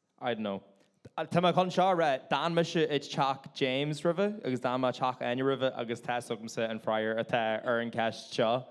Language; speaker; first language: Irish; non-native, local second language; English